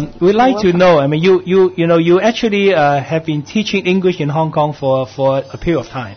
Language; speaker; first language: English; non-native, local second language; Cantonese